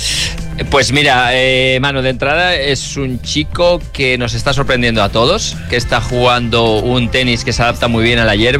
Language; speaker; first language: Spanish; native; Spanish